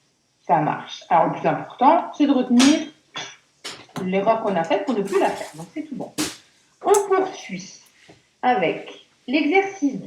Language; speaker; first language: French; native; French